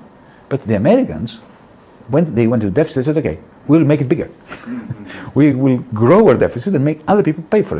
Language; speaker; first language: English; non-native, fluent; Greek